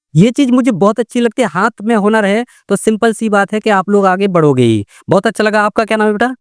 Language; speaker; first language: Hindi; native; Hindi